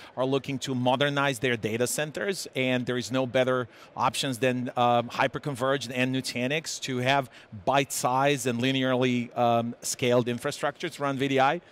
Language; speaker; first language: English; non-native, fluent; Serbian